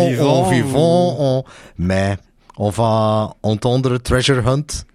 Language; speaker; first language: French; non-native, local second language; Dutch